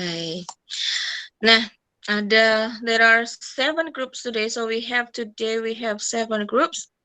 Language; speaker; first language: English; non-native, fluent; Indonesian